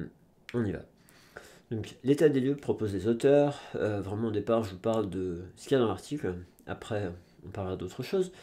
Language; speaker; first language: French; native; French